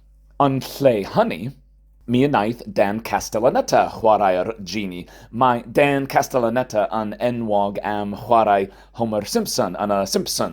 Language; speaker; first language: Welsh; non-native, fluent; English